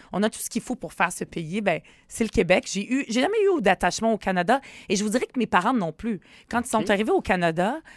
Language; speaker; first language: French; early bilingual, other home language; Arabic